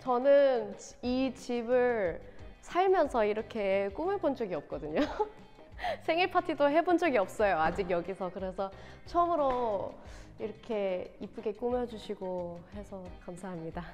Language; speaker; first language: Korean; non-native, fluent; Thai